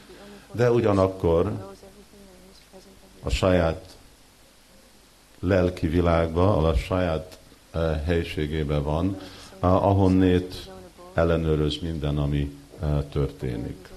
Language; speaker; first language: Hungarian; early bilingual, heritage; Hungarian